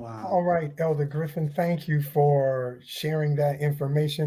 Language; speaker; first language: English; native; English